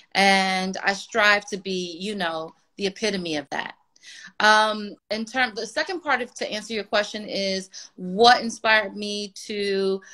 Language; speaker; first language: English; native; English